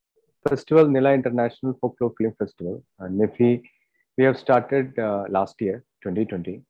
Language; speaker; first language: English; non-native, local second language; Malayalam